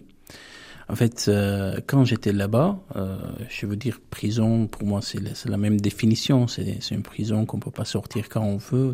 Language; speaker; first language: French; non-native, fluent; Armenian